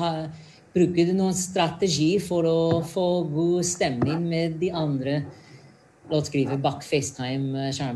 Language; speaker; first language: Norwegian; non-native, fluent; English